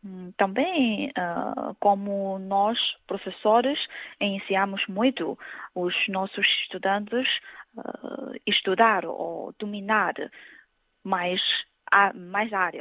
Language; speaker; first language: Portuguese; non-native, fluent; Chinese